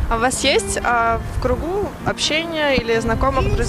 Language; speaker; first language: Russian; native; Russian